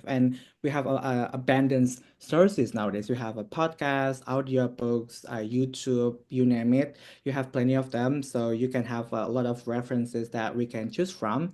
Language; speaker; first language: English; non-native, fluent; Indonesian